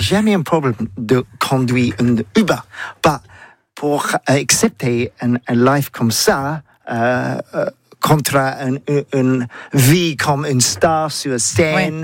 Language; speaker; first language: French; non-native, learner; English